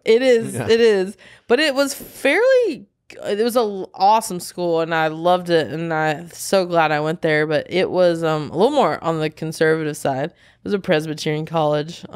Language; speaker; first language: English; native; English